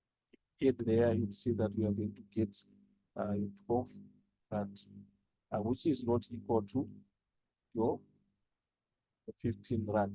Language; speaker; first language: English; non-native, local second language; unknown